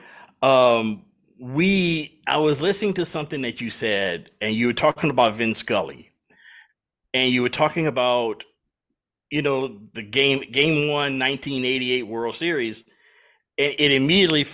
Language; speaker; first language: English; native; English